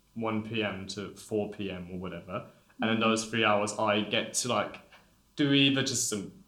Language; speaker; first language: English; non-native, fluent; German